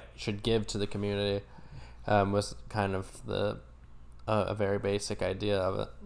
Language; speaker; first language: English; native; English